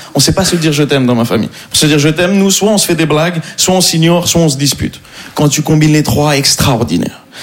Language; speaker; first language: French; non-native, local second language; Arabic